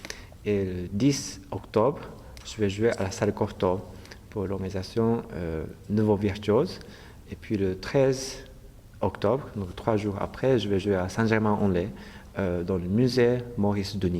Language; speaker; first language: French; non-native, fluent; Japanese